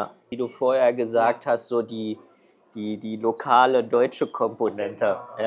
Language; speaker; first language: German; non-native, fluent; Chinese